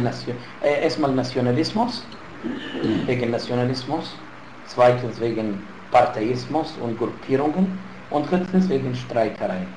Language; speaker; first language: German; non-native, fluent; Arabic